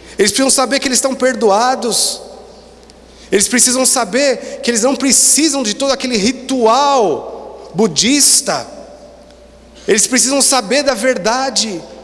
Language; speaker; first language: Portuguese; native; Portuguese